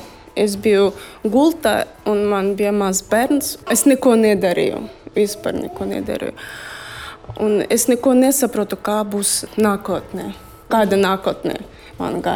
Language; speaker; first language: Latvian; non-native, learner; Russian